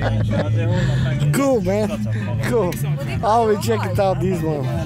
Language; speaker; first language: English; non-native, learner; Bulgarian